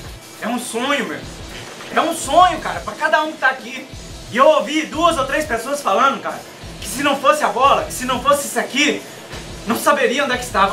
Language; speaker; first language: Portuguese; native; Portuguese